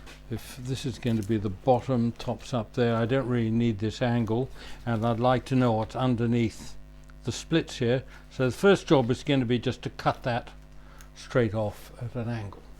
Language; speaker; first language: English; native; English